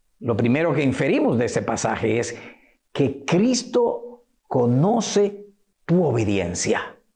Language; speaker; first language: Spanish; native; Spanish